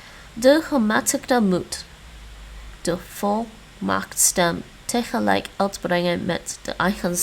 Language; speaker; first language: Dutch; non-native, learner; English